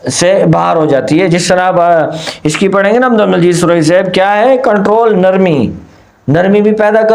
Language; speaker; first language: Urdu; non-native, local second language; Punjabi